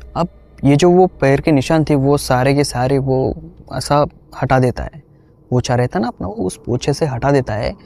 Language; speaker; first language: Hindi; non-native, local second language; Marathi